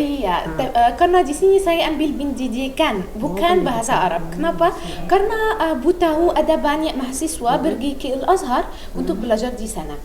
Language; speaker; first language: Indonesian; non-native, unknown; Arabic